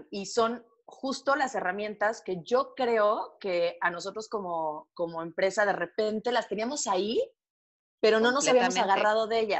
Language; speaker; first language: Spanish; native; Spanish